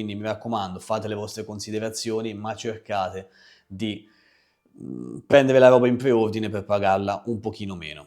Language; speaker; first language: Italian; native; Italian